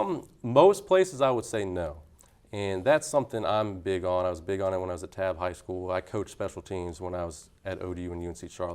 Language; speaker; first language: English; native; English